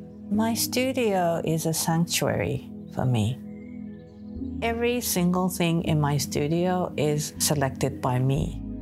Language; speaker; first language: English; non-native, fluent; Japanese